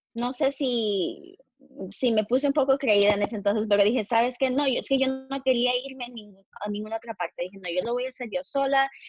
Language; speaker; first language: Spanish; early bilingual, heritage; Spanish